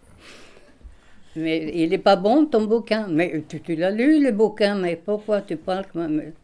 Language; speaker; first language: French; non-native, fluent; Swedish